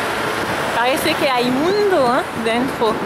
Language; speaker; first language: Spanish; non-native, learner; French